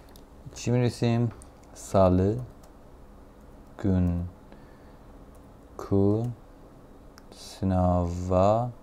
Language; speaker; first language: Turkish; non-native, fluent; Persian